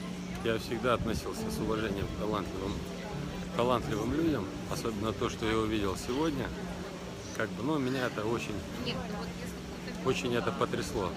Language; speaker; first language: Russian; native; Russian